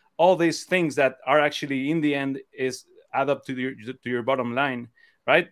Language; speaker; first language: English; non-native, fluent; Spanish